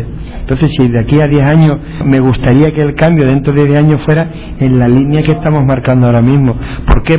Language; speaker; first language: Spanish; native; Spanish